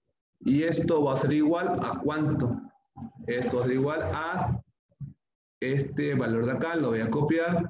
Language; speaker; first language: Spanish; native; Spanish